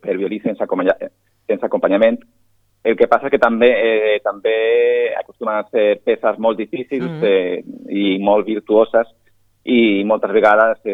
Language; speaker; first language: Catalan; non-native, local second language; Galician